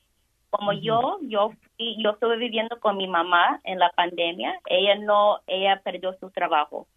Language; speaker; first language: Spanish; early bilingual, heritage; Spanish